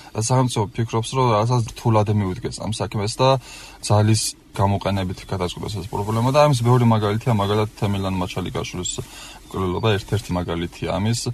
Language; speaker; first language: Georgian; non-native, local second language; Chechen